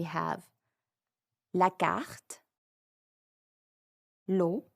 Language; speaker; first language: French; non-native, fluent; English